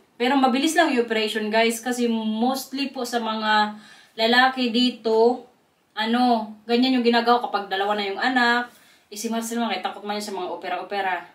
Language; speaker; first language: Filipino; non-native, local second language; Waray